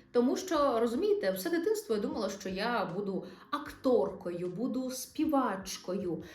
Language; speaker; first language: Ukrainian; non-native, local second language; Russian